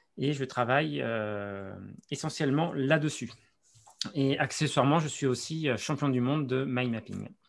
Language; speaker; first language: French; native; French